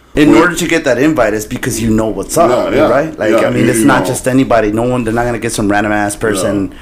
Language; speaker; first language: English; native; English